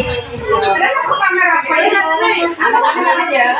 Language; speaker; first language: Indonesian; non-native, local second language; Javanese